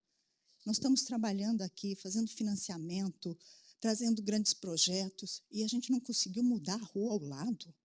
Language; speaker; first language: Portuguese; native; Portuguese